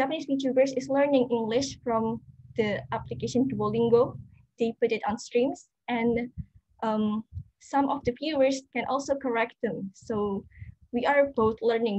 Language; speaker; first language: English; non-native, fluent; Indonesian